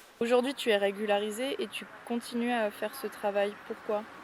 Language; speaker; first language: French; native; French